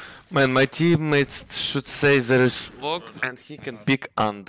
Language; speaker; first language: English; non-native, fluent; Russian